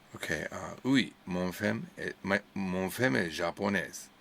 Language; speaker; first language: French; non-native, learner; English